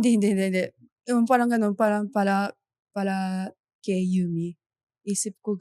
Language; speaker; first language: Filipino; non-native, learner; Japanese